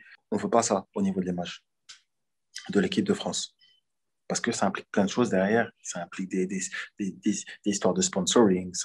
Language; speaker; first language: French; native; French